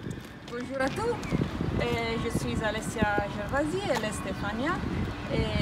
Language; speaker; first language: French; non-native, fluent; Italian